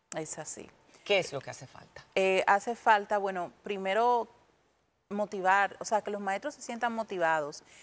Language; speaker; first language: Spanish; native; Spanish